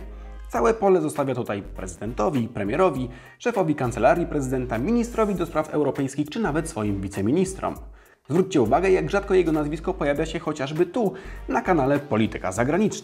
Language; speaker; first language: Polish; native; Polish